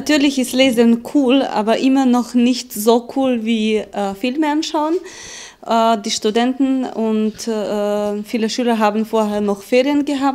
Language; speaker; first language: German; non-native, fluent; Ukrainian